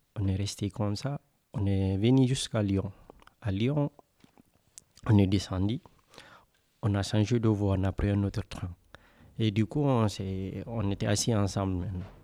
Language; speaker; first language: French; non-native, local second language; Mandingo